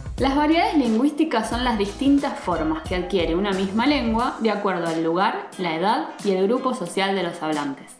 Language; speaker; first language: Spanish; native; Spanish